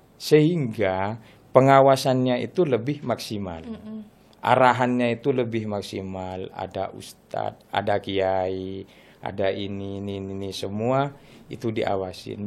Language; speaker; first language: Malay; non-native, local second language; Madurese